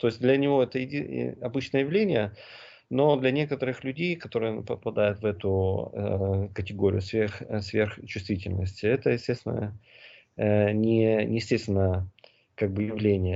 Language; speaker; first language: Russian; native; Russian